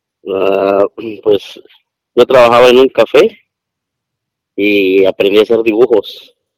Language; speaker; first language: Spanish; native; Spanish